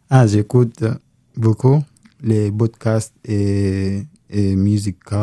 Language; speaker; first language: French; non-native, learner; Arabic